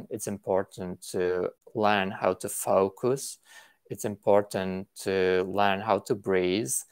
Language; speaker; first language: English; non-native, fluent; Latvian